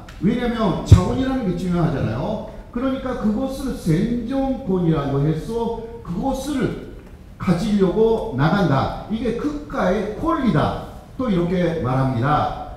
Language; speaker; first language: Korean; non-native, fluent; Japanese